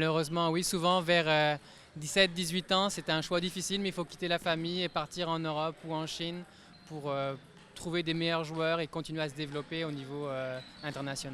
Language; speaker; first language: French; native; French